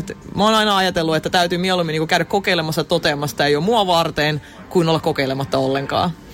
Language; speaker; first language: Finnish; early bilingual, other home language; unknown